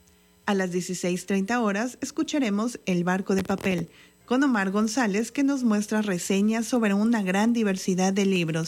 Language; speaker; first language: Spanish; native; Spanish